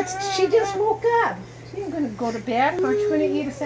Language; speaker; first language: English; native; English